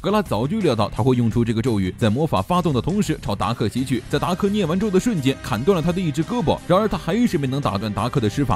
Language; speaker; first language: Chinese; native; Chinese